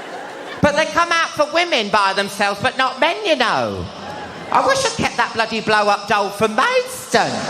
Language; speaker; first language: English; native; English